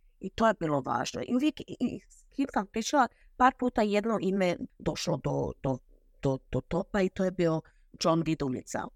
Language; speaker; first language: Croatian; early bilingual, heritage; Croatian